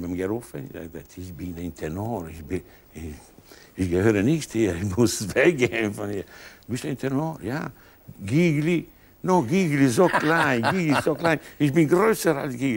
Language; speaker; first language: German; non-native, learner; Italian